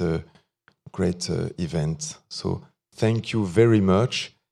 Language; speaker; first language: English; non-native, fluent; French